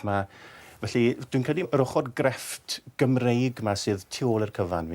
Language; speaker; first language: Welsh; native; Welsh